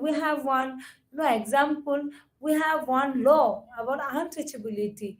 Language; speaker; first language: English; non-native, local second language; Assamese